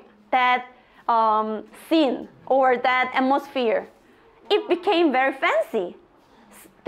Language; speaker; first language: English; non-native, fluent; Korean